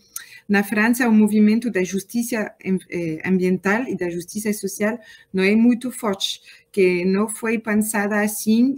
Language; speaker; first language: Portuguese; non-native, learner; French